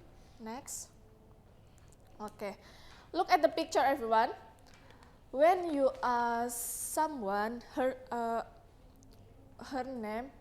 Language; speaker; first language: English; non-native, learner; Indonesian